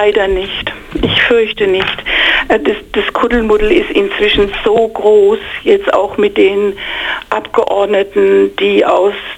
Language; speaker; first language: German; non-native, fluent; English